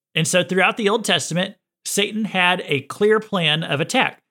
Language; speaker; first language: English; native; English